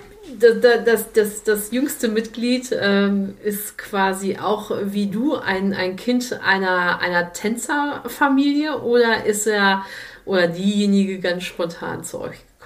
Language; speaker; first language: German; native; German